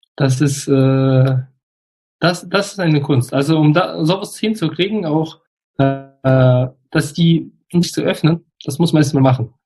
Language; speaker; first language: German; non-native, fluent; Russian